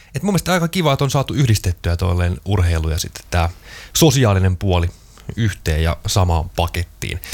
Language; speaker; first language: Finnish; native; Finnish